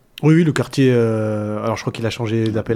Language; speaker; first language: French; early bilingual, other home language; Arabic